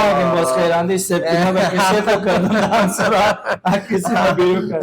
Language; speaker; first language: Persian; native; Persian